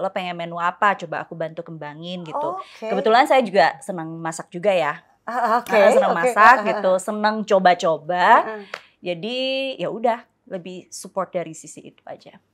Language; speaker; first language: Indonesian; native; Indonesian